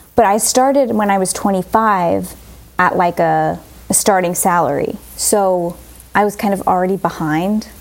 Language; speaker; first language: English; native; English